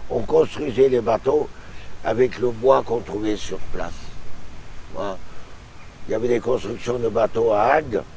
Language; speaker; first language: French; native; French